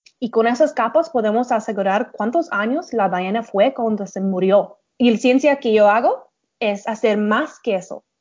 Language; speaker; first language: Spanish; non-native, learner; English